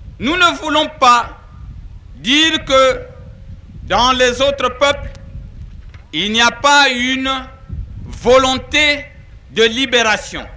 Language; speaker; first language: French; non-native, local second language; Kongo